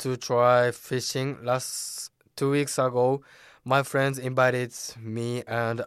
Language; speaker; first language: English; non-native, fluent; Japanese